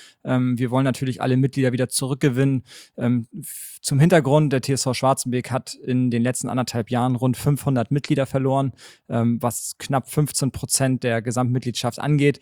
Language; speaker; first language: German; native; German